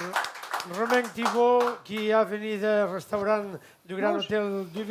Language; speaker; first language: French; non-native, fluent; Catalan